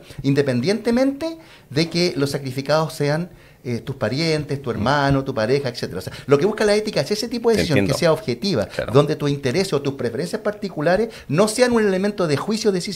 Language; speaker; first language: Spanish; native; Spanish